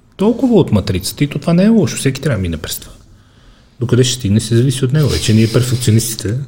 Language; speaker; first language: Bulgarian; native; Bulgarian